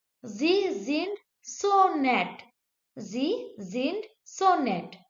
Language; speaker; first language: German; non-native, learner; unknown